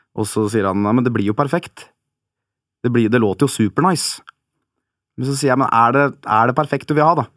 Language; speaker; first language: Norwegian; native; Norwegian